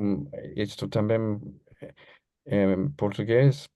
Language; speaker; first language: Portuguese; non-native, learner; English